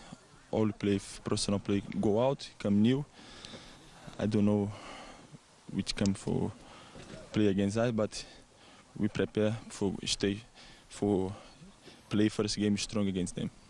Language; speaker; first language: English; non-native, learner; Portuguese